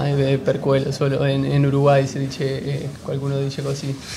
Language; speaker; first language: Italian; non-native, fluent; Spanish